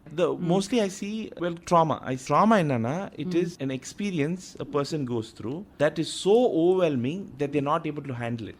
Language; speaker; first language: English; non-native, local second language; Tamil